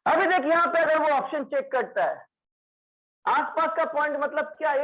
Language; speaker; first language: Hindi; non-native, local second language; Bangla